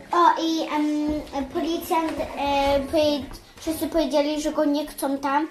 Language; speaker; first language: Polish; early bilingual, heritage; English